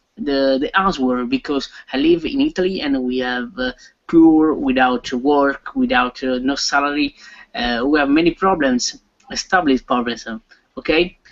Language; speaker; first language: English; non-native, learner; Italian